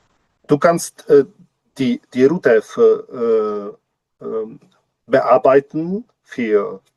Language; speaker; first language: German; non-native, learner; Czech